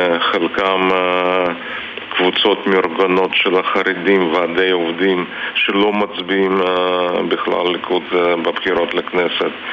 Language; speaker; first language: Hebrew; non-native, fluent; Russian